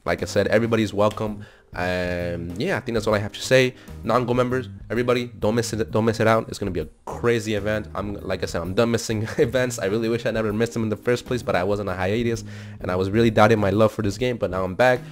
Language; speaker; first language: English; early bilingual, other home language; Spanish